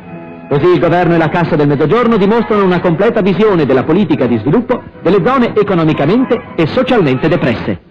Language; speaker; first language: Italian; native; Italian